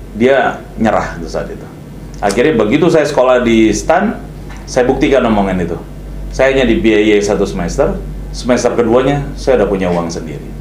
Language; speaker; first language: Indonesian; non-native, local second language; Minangkabau